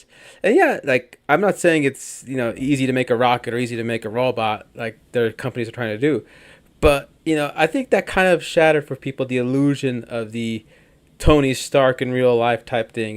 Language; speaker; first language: English; native; English